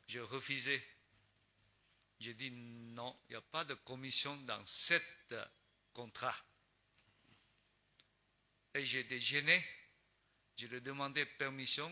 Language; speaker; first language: French; non-native, learner; Chinese